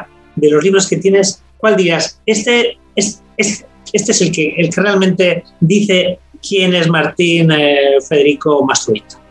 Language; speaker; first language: Spanish; native; Spanish